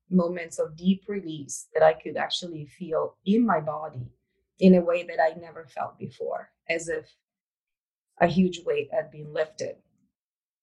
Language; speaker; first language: English; non-native, fluent; Italian